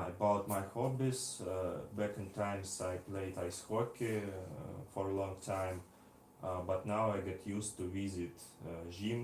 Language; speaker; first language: English; non-native, learner; Russian